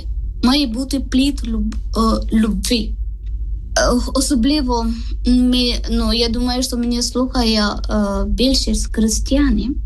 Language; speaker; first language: Ukrainian; non-native, learner; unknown